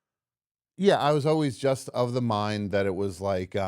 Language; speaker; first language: English; native; English